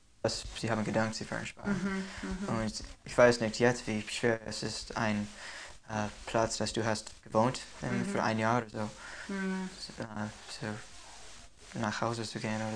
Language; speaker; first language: German; non-native, learner; English